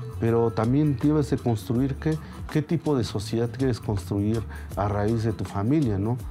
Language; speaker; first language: Spanish; non-native, local second language; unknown